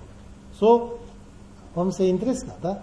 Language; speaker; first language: Russian; non-native, learner; Tibetan